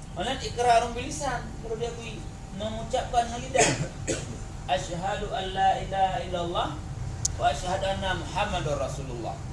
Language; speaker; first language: Malay; non-native, local second language; Achinese